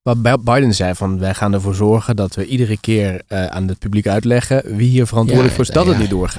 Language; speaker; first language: Dutch; native; Dutch